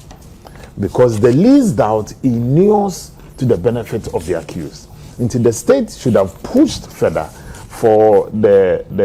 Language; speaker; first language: English; non-native, local second language; Akan